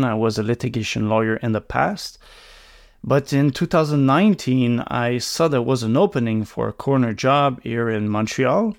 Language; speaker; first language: English; non-native, local second language; French